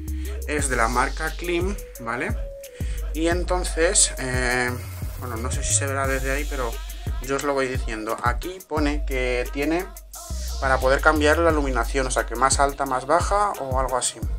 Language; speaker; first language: Spanish; native; Spanish